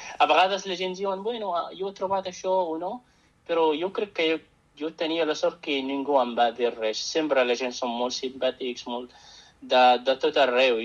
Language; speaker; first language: Catalan; non-native, fluent; Arabic